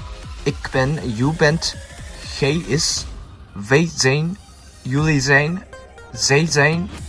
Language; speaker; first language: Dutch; non-native, learner; Japanese